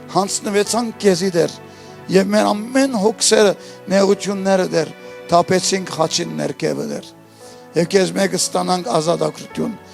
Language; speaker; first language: Armenian; early bilingual, heritage; Armenian